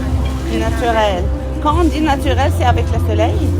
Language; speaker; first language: French; non-native, fluent; Arabic